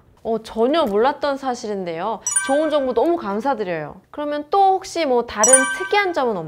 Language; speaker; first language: Korean; native; Korean